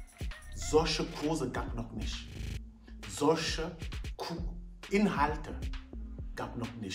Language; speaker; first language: German; non-native, fluent; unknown